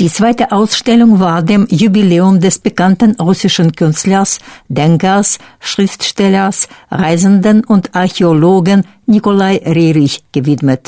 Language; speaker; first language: German; non-native, fluent; Russian